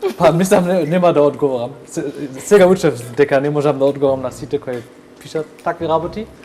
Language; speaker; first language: Macedonian; non-native, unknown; German